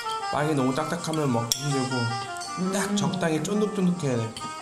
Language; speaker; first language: Korean; early bilingual, heritage; Korean